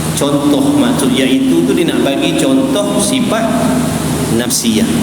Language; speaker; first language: Malay; native; Malay